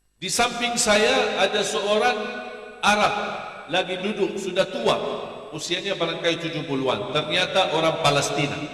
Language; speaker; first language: Malay; non-native, fluent; Arabic